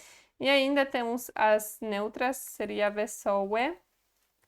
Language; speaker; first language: Portuguese; non-native, fluent; Polish